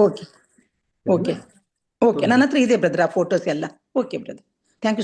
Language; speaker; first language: Kannada; non-native, local second language; Telugu